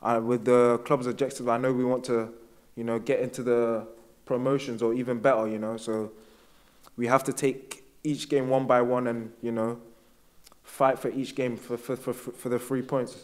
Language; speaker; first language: English; native; English